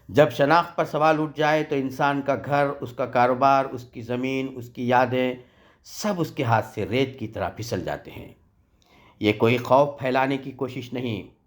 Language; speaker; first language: Urdu; native; Urdu